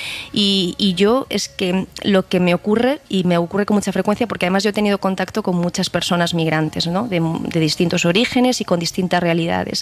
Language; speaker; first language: Spanish; native; Spanish